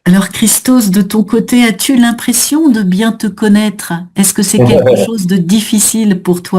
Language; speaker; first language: French; native; French